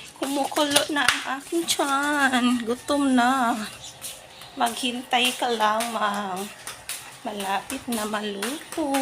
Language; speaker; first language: Filipino; non-native, local second language; Cebuano